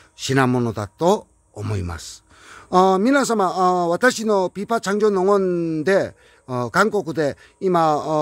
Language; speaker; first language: Japanese; non-native, learner; Korean